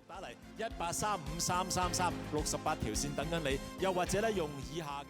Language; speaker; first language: Cantonese; native; Cantonese